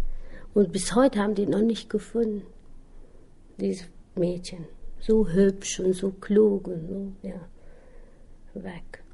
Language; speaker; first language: German; non-native, learner; Albanian